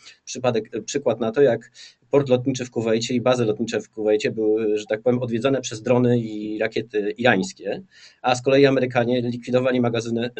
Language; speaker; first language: Polish; native; Polish